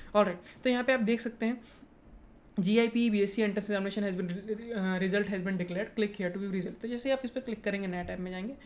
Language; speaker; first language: Hindi; non-native, local second language; Marathi